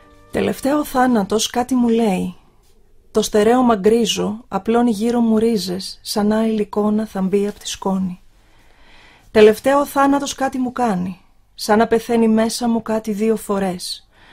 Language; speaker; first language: Greek; native; Greek